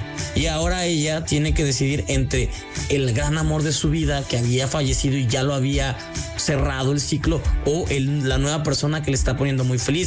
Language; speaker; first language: Spanish; native; Spanish